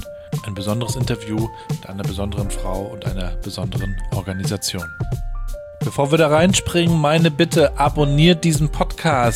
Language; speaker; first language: German; native; German